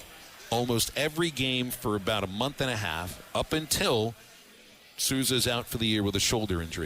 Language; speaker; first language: English; native; English